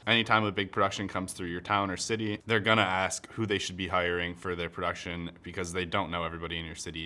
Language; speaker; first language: English; native; English